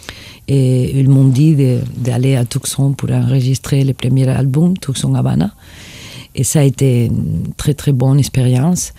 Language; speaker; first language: French; non-native, fluent; Spanish